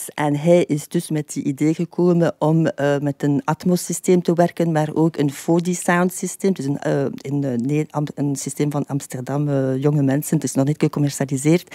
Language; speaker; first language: Dutch; non-native, fluent; French